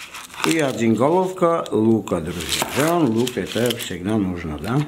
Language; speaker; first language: Russian; non-native, fluent; Armenian